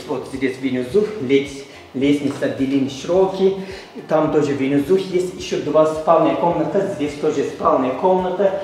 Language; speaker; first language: Russian; non-native, learner; Turkish